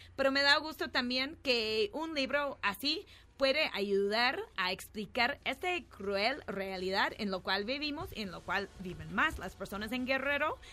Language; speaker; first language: Spanish; non-native, fluent; English